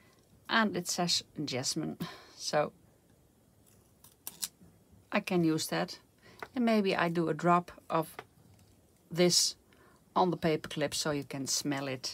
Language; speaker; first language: English; non-native, fluent; Dutch